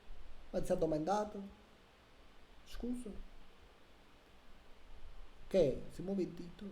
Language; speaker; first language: Italian; native; Italian